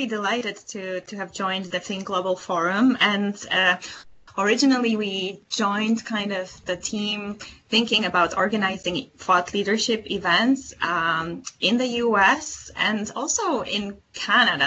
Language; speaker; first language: English; non-native, fluent; Polish